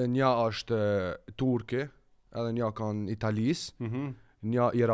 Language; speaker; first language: Albanian; non-native, learner; Arabic